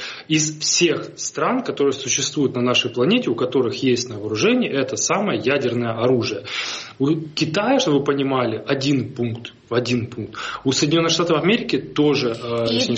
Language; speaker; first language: Russian; native; Russian